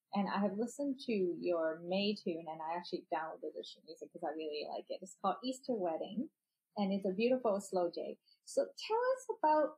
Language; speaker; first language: English; non-native, local second language; Cantonese